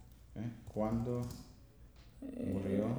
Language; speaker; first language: Spanish; non-native, learner; English